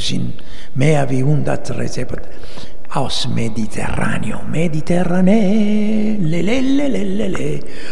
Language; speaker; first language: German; non-native, learner; Italian